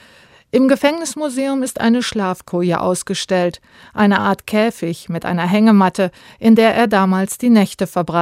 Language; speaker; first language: German; native; German